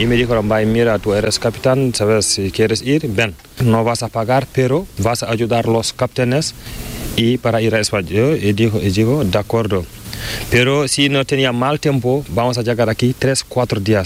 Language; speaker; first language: Spanish; non-native, learner; Fula